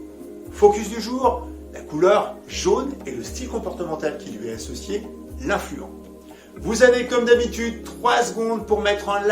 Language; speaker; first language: French; native; French